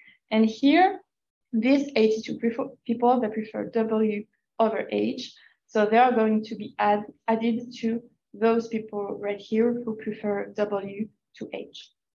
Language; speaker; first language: English; non-native, fluent; French